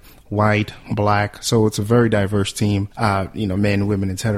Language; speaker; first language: English; early bilingual, other home language; Haitian Creole